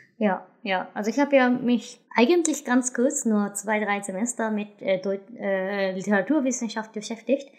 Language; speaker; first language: German; non-native, fluent; Japanese